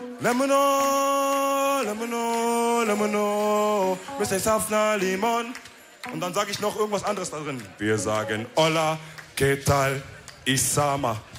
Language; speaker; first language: German; early bilingual, other home language; Wolof